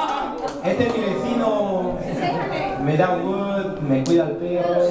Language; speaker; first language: Spanish; early bilingual, heritage; Spanish